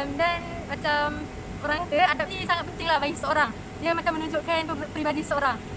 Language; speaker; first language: Malay; native; Malay